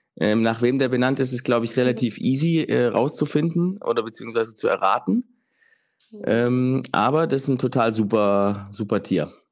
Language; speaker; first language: German; early bilingual, other home language; Italian